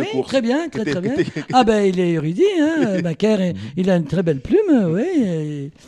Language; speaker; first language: French; native; French